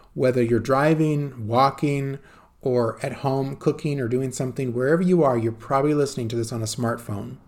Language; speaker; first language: English; native; English